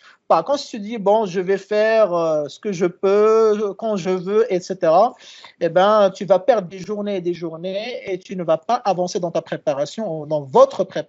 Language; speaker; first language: French; non-native, local second language; Arabic